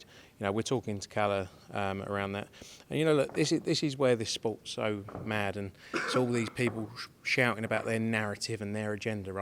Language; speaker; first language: English; native; English